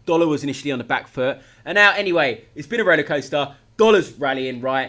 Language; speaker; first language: English; native; English